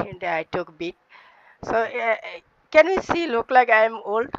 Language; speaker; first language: English; non-native, learner; Bangla